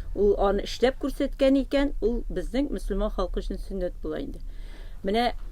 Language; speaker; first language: Tatar; native; Tatar